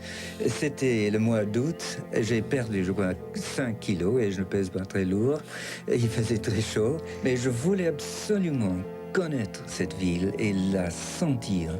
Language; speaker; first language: French; non-native, fluent; English